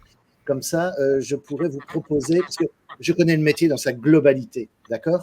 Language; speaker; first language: French; native; French